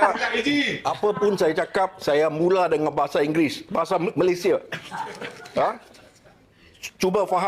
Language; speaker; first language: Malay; non-native, local second language; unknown